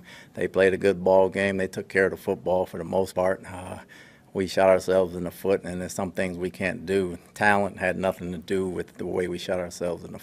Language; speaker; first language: English; native; English